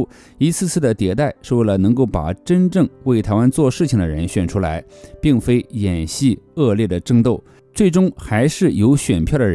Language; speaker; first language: Chinese; native; Chinese